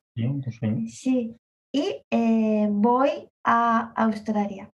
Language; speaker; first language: Spanish; non-native, learner; Japanese